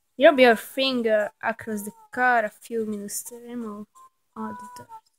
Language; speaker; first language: English; non-native, learner; Hungarian